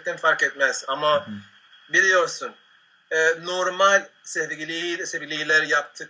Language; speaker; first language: Turkish; non-native, learner; Spanish